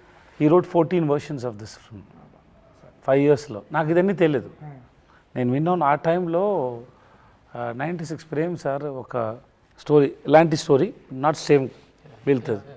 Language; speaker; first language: Telugu; non-native, learner; Tamil